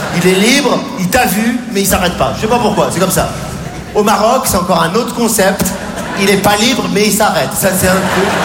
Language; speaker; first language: French; native; French